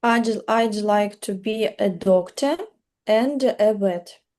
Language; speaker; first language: English; non-native, learner; Russian